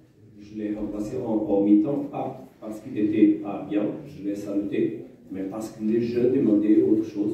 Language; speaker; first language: French; non-native, fluent; Portuguese